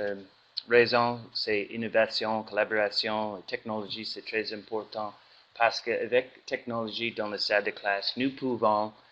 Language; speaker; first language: French; non-native, learner; English